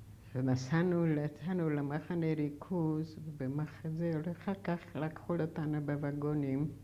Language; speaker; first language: Hebrew; non-native, fluent; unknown